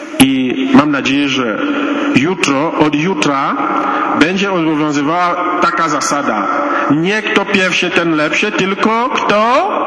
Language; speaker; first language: Polish; non-native, fluent; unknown